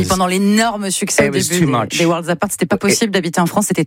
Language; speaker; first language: French; native; French